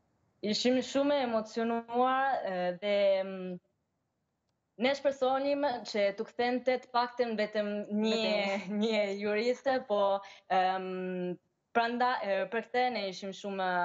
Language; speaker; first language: Albanian; early bilingual, heritage; Albanian